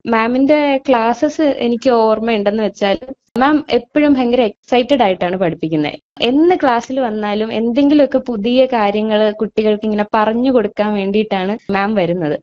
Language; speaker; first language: Malayalam; early bilingual, heritage; Malayalam